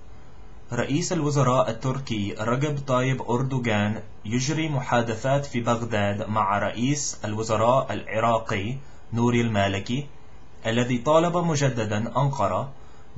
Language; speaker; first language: Arabic; non-native, learner; English